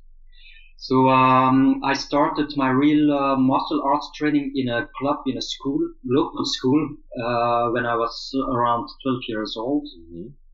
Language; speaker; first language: English; non-native, fluent; Dutch